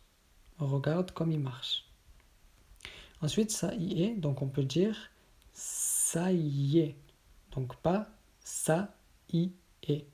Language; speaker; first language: French; native; French